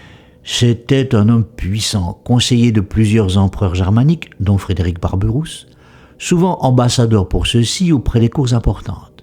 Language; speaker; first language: French; native; French